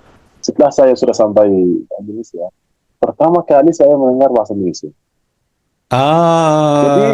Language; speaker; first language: Indonesian; non-native, fluent; Arabic